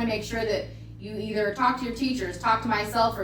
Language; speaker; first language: English; native; English